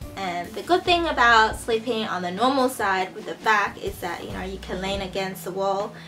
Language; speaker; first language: English; early bilingual, other home language; Chinese